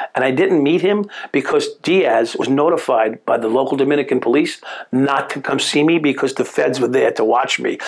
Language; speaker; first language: English; native; English